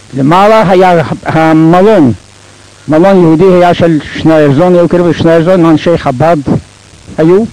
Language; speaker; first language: Hebrew; non-native, fluent; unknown